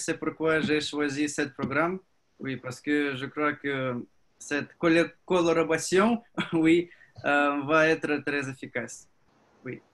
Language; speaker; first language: French; non-native, learner; Russian